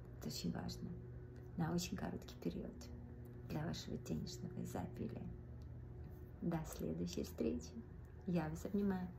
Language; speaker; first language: Russian; native; Russian